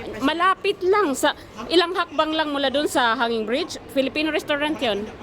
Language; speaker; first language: Filipino; non-native, local second language; Waray